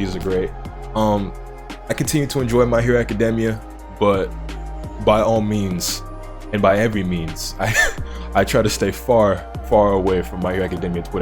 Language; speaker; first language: English; native; English